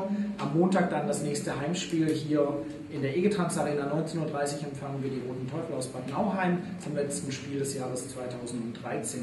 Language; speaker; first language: German; native; German